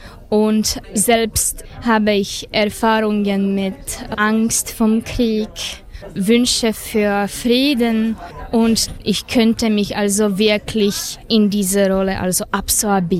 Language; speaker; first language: German; non-native, fluent; Slovak